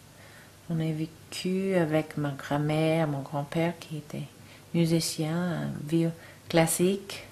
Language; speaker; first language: French; non-native, learner; English